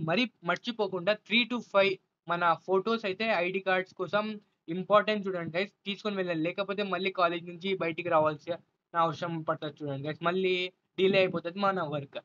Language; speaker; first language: Telugu; non-native, local second language; Urdu